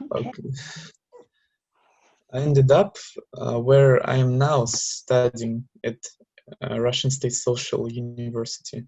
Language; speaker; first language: English; non-native, learner; Russian